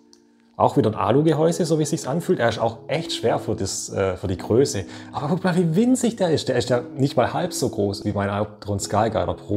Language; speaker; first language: German; native; German